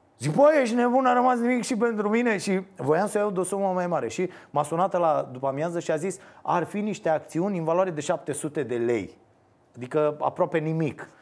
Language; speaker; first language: Romanian; native; Romanian